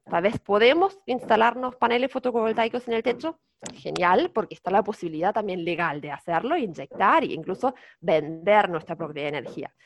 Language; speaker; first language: Spanish; non-native, fluent; German